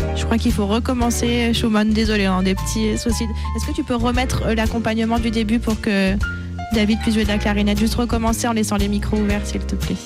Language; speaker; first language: French; native; French